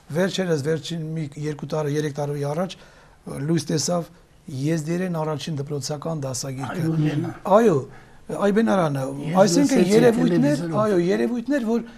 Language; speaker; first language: Armenian; native; Armenian